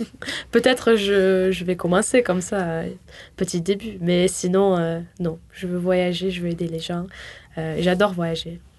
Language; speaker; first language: French; native; French